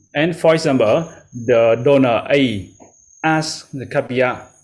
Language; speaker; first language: English; non-native, learner; Vietnamese